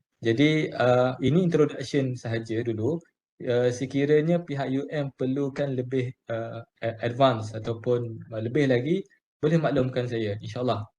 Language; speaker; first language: Malay; native; Malay